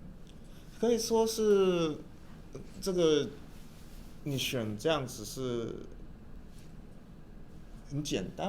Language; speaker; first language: Chinese; early bilingual, heritage; English